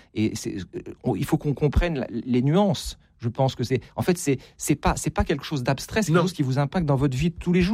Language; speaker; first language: French; native; French